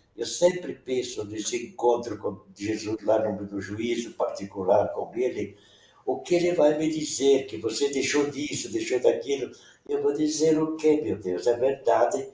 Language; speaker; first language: Portuguese; non-native, local second language; Venetian